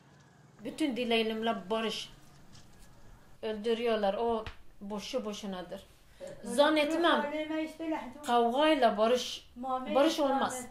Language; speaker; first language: Turkish; non-native, local second language; Turoyo